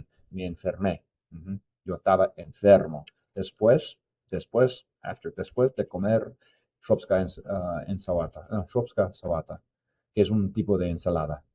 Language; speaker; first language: Spanish; non-native, fluent; English